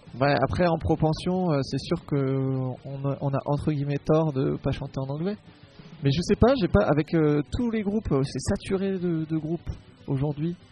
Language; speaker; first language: French; native; French